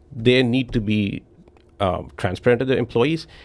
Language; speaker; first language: English; non-native, local second language; Hindi